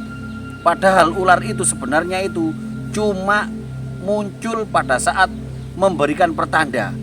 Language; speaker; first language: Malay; non-native, local second language; Javanese